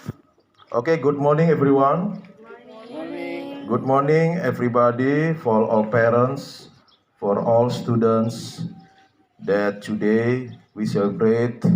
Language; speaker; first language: English; non-native, learner; Indonesian